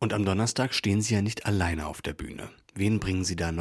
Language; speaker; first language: German; native; German